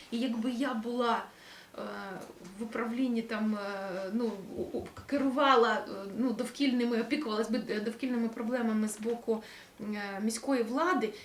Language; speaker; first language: Ukrainian; native; Ukrainian